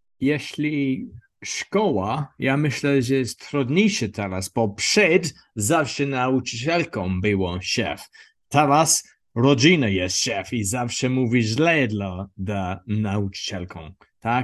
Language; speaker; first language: Polish; non-native, learner; English